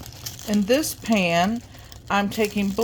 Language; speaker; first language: English; native; English